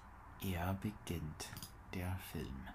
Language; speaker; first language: German; non-native, learner; English